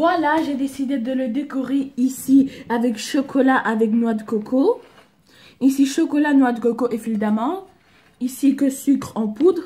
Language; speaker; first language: French; non-native, learner; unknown